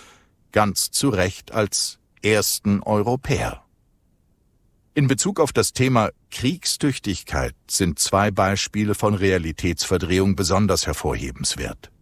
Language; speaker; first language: German; native; German